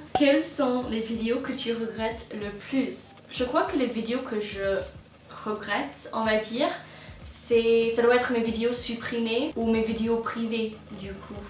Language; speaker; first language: French; non-native, fluent; English